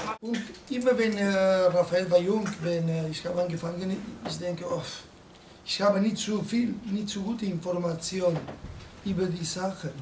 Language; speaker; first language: German; non-native, learner; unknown